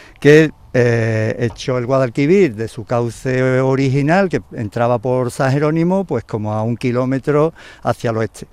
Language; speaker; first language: Spanish; native; Spanish